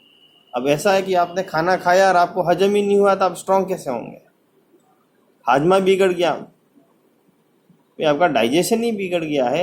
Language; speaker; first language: Hindi; native; Hindi